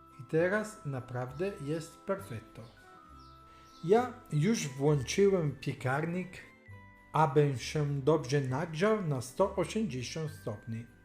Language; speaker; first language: Polish; non-native, learner; Italian